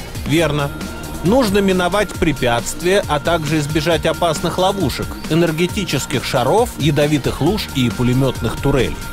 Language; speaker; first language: Russian; native; Russian